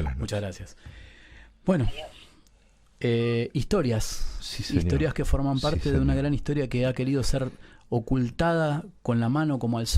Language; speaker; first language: Spanish; native; Spanish